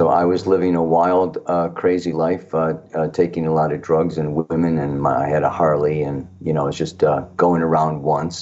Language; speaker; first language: English; native; English